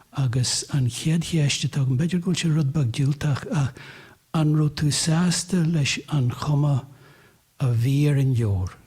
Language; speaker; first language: Irish; native; Irish